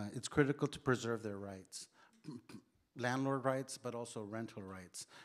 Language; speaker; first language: English; early bilingual, other home language; Spanish